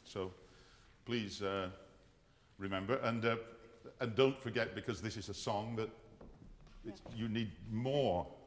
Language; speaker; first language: English; native; English